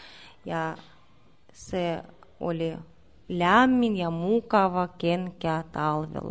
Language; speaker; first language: Finnish; non-native, learner; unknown